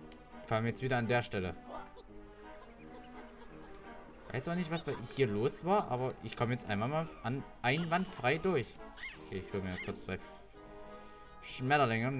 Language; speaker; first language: German; native; German